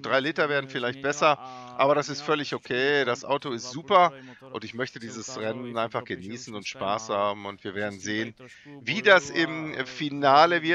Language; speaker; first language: German; native; German